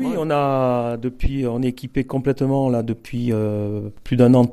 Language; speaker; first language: French; native; French